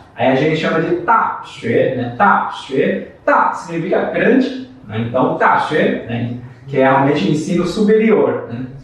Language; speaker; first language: Portuguese; non-native, fluent; Chinese